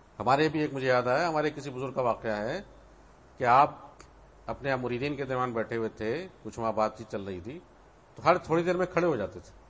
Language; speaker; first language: Urdu; native; Urdu